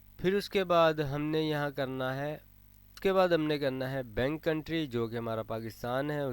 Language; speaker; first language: Urdu; native; Urdu